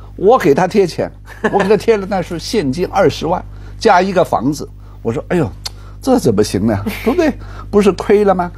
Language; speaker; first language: Chinese; non-native, local second language; Cantonese